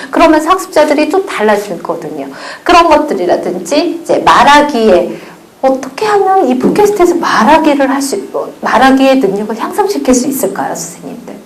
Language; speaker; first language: Korean; native; Korean